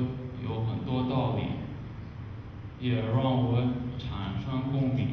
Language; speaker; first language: Chinese; non-native, learner; English